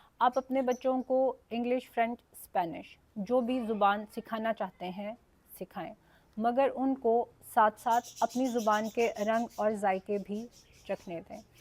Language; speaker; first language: Urdu; non-native, local second language; Punjabi